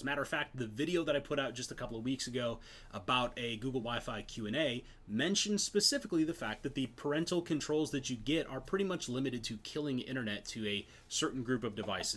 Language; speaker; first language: English; native; English